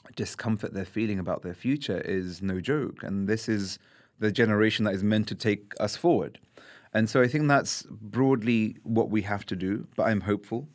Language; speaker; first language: English; native; English